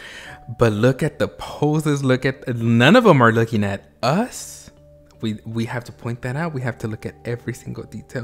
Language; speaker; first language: English; native; English